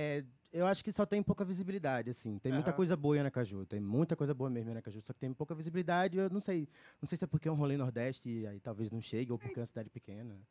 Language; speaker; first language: Portuguese; native; Portuguese